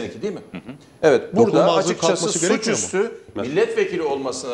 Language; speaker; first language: Turkish; native; Turkish